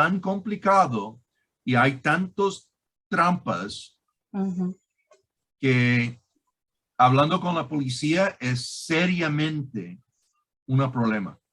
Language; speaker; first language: Spanish; non-native, fluent; English